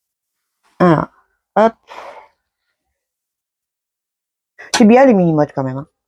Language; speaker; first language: French; native; French